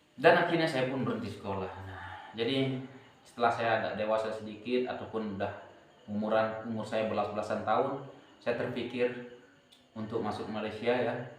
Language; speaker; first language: Malay; non-native, local second language; Sasak